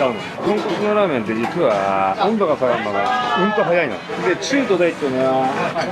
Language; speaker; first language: Japanese; native; Japanese